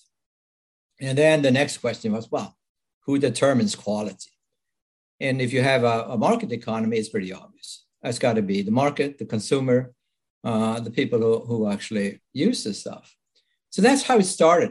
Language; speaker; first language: English; non-native, fluent; Swedish